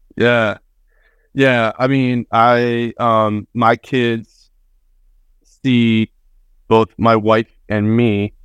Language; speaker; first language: English; early bilingual, other home language; Spanish